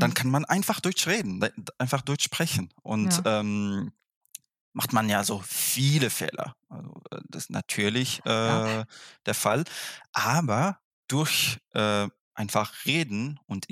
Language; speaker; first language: German; non-native, fluent; Arabic